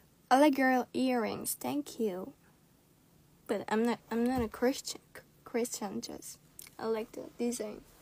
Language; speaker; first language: English; non-native, learner; Korean